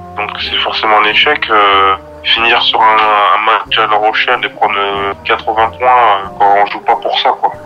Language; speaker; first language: French; native; French